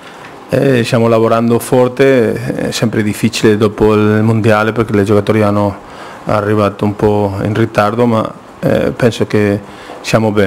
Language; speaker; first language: Italian; non-native, fluent; Spanish